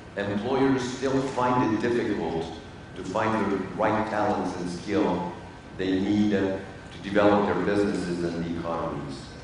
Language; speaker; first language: English; non-native, fluent; French